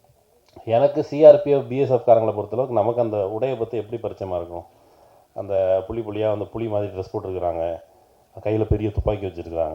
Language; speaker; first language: Tamil; native; Tamil